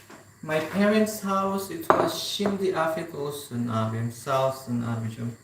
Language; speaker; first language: Turkish; non-native, learner; Filipino